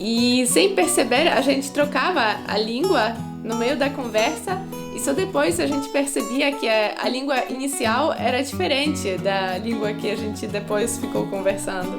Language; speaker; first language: Portuguese; non-native, fluent; Polish